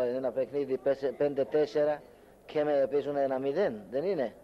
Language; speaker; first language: Greek; non-native, learner; Hungarian